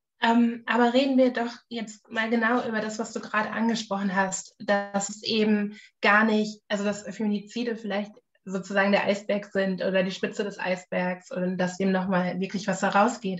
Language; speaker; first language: German; native; German